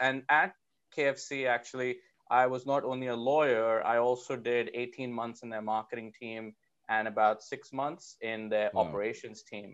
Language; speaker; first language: English; non-native, local second language; Hindi